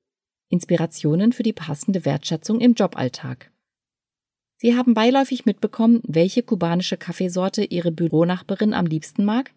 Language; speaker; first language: German; native; German